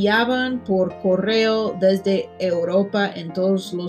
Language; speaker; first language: Spanish; non-native, fluent; English